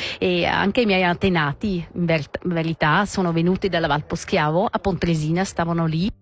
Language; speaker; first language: Italian; non-native, local second language; Romansh